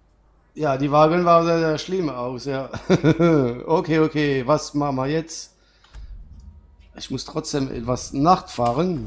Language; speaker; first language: German; non-native, fluent; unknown